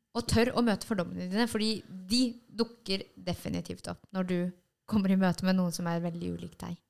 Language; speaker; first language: Norwegian; early bilingual, other home language; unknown